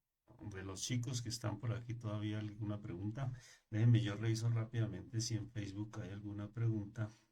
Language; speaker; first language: Spanish; native; Spanish